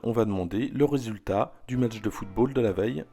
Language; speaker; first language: French; native; French